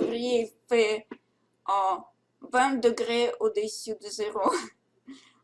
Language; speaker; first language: French; non-native, learner; Russian